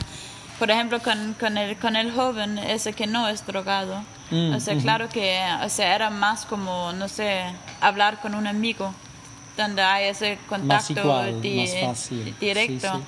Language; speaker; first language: Spanish; non-native, fluent; Danish